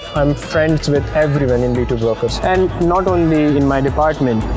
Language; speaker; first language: English; non-native, local second language; Hindi